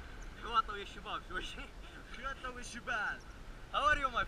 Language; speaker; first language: English; non-native, learner; Arabic